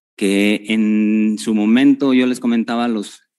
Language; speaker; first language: Spanish; native; Spanish